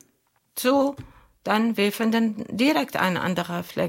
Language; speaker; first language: German; non-native, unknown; Arabic